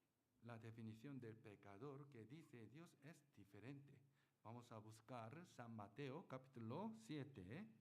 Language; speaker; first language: Spanish; non-native, learner; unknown